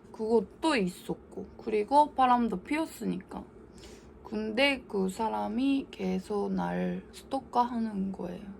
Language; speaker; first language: Korean; non-native, learner; Japanese